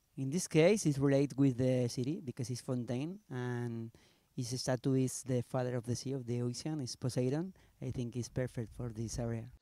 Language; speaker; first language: English; non-native, learner; Spanish